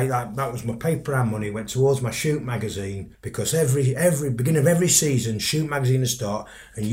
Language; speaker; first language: English; native; English